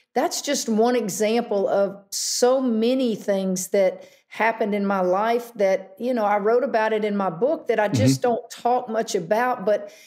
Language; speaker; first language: English; native; English